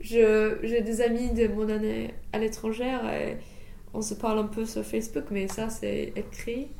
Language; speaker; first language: French; non-native, fluent; English